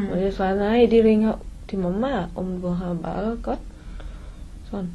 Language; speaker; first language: Norwegian; non-native, learner; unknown